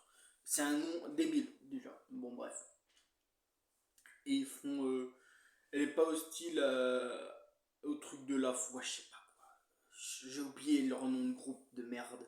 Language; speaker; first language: French; native; French